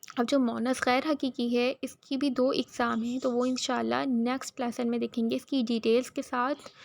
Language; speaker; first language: Urdu; native; Urdu